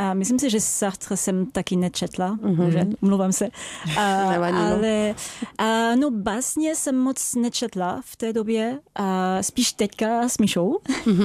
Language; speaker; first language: Czech; non-native, fluent; French